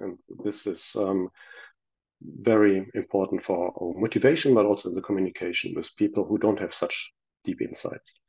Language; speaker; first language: English; non-native, fluent; German